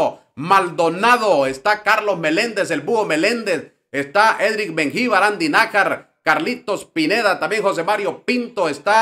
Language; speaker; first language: Spanish; native; Spanish